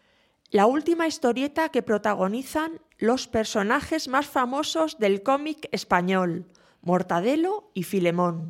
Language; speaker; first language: Spanish; native; Spanish